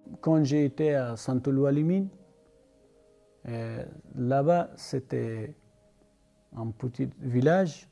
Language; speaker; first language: French; non-native, learner; Persian